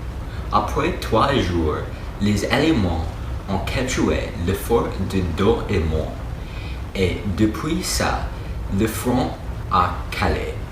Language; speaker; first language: French; non-native, learner; English